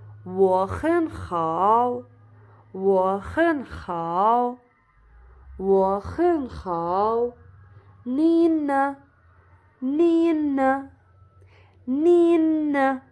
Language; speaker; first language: Chinese; non-native, fluent; Arabic